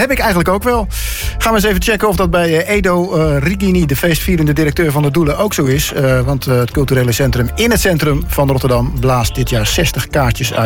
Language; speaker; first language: Dutch; native; Dutch